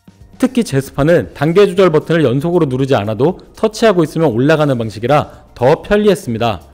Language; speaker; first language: Korean; native; Korean